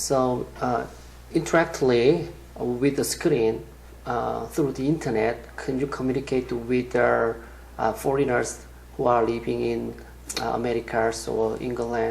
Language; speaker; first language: English; non-native, learner; Korean